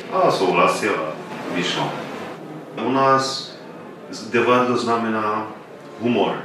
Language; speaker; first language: Czech; non-native, fluent; Arabic